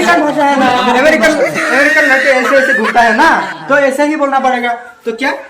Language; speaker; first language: Hindi; non-native, local second language; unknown